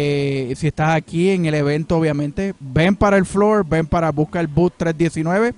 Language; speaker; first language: Spanish; native; Spanish